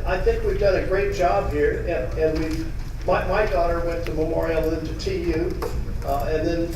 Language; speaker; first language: English; native; English